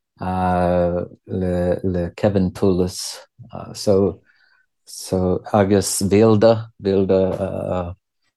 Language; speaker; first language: Irish; non-native, learner; English